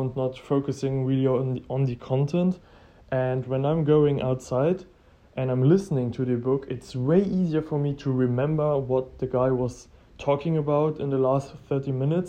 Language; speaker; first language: English; non-native, fluent; German